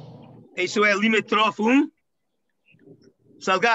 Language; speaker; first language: Portuguese; non-native, fluent; English